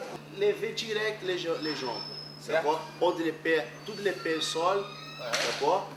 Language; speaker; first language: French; non-native, learner; Portuguese